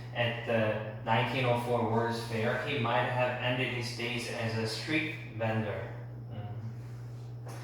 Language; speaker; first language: English; non-native, fluent; Korean